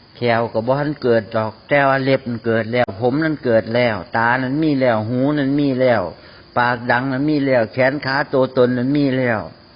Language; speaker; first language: Thai; native; Thai